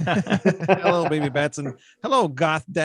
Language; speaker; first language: English; native; English